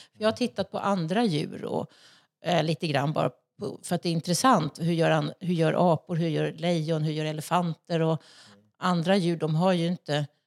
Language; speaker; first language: Swedish; native; Swedish